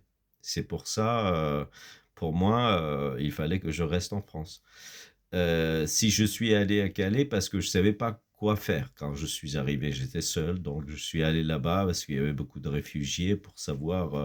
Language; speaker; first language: French; non-native, fluent; Kurdish